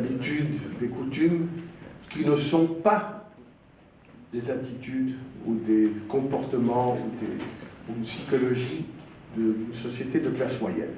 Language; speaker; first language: French; non-native, fluent; Spanish